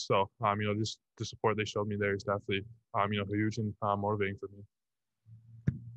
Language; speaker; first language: English; native; English